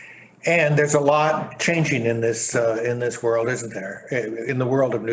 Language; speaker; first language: English; native; English